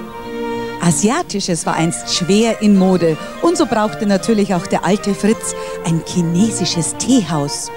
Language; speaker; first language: German; native; German